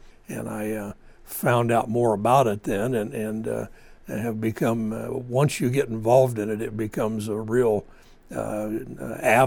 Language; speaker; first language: English; native; English